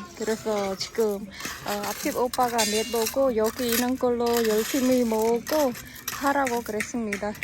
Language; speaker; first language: Korean; non-native, fluent; Khmer